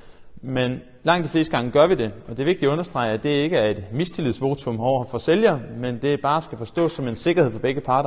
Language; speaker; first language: Danish; native; Danish